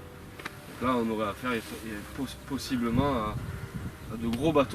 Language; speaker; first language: French; native; French